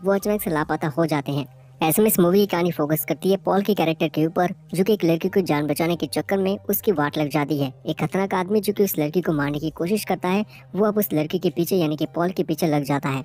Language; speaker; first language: Hindi; native; Hindi